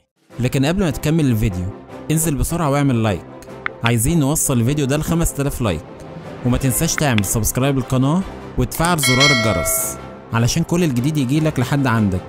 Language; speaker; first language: Arabic; native; Arabic